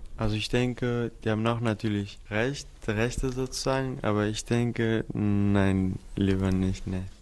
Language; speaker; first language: German; non-native, fluent; Kurdish